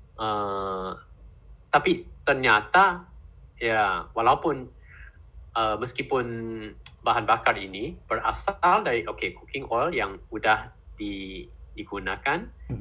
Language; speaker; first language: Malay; non-native, fluent; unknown